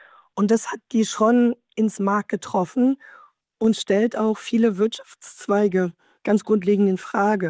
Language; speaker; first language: German; native; German